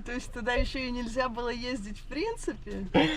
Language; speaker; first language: Russian; native; Russian